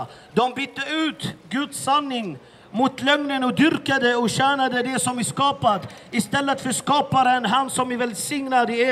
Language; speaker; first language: Swedish; non-native, fluent; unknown